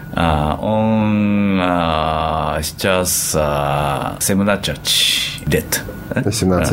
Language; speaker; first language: Russian; non-native, learner; Japanese